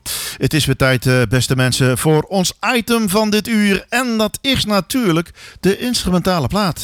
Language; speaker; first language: Dutch; native; Dutch